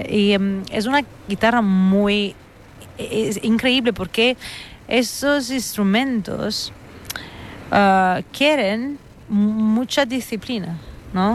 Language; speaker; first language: Spanish; non-native, fluent; Italian